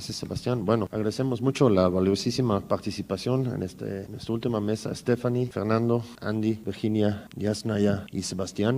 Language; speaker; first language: Spanish; native; Spanish